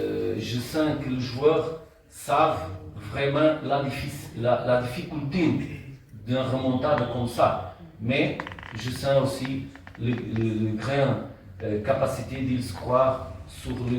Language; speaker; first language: French; non-native, learner; Portuguese